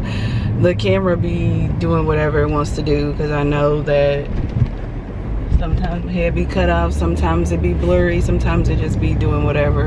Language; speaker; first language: English; native; English